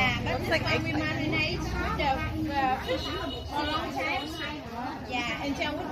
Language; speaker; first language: English; non-native, learner; Vietnamese